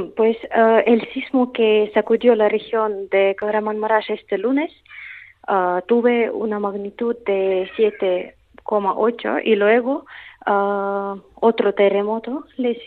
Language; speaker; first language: Spanish; non-native, fluent; Russian